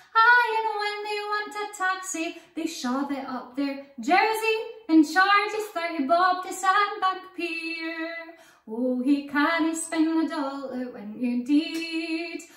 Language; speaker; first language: English; native; English